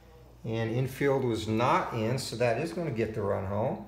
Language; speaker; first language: English; native; English